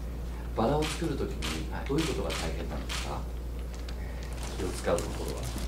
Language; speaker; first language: Japanese; native; Japanese